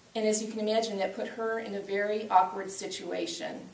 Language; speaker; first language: English; native; English